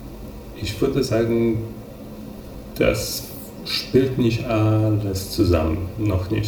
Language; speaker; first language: German; non-native, fluent; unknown